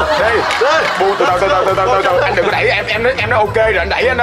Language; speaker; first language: Vietnamese; native; Vietnamese